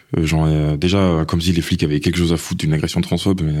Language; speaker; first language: French; non-native, fluent; English